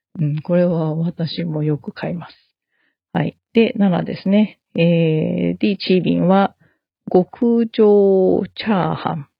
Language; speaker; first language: Japanese; non-native, fluent; Chinese